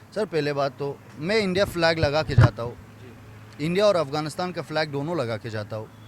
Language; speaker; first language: Hindi; non-native, fluent; Persian